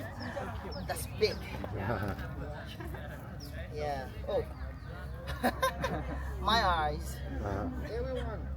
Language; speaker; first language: English; non-native, learner; Thai